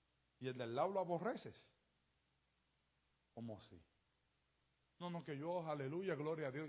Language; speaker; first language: Spanish; native; Spanish